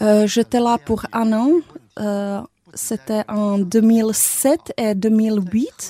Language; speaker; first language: French; non-native, fluent; Czech